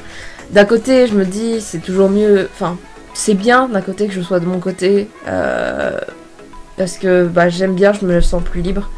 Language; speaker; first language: French; native; French